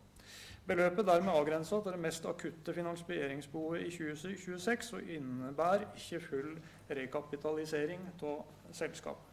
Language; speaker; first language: Norwegian; native; Norwegian